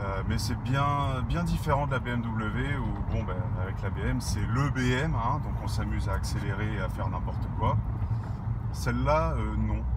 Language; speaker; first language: French; native; French